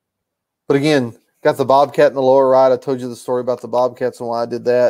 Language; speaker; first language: English; native; English